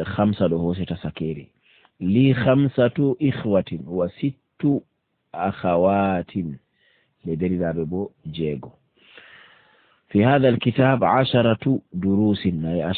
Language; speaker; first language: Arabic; non-native, fluent; Fula